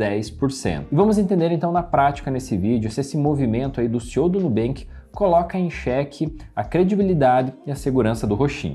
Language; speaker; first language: Portuguese; native; Portuguese